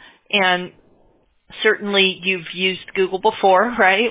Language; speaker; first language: English; native; English